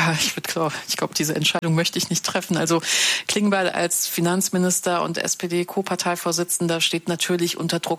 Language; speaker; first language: German; native; German